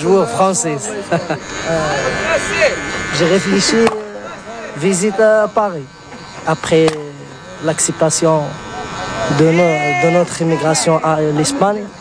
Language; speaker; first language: French; non-native, learner; Arabic